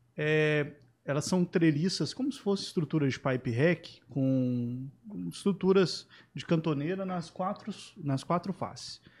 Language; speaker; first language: Portuguese; native; Portuguese